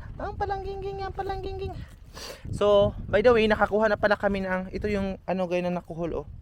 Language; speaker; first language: Filipino; non-native, local second language; Cebuano